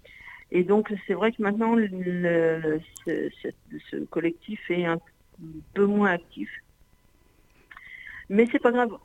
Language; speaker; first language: French; native; French